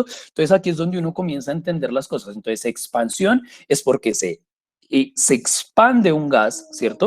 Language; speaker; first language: Spanish; native; Spanish